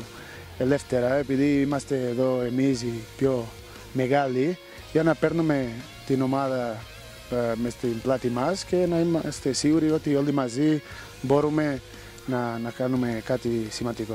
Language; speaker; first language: Greek; non-native, fluent; Portuguese